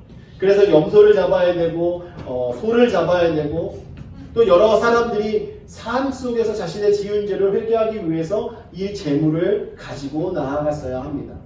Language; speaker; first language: Korean; native; Korean